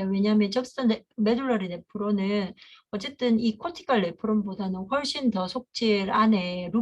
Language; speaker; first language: Korean; native; Korean